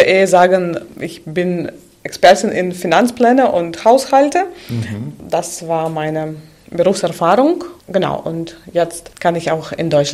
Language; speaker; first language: German; non-native, fluent; Russian